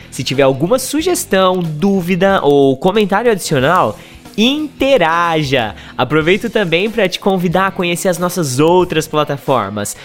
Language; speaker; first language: Portuguese; native; Portuguese